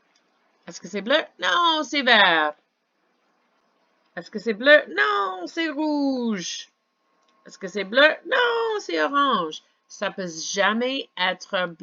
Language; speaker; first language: French; non-native, fluent; English